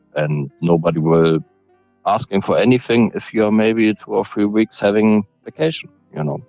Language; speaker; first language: English; non-native, fluent; German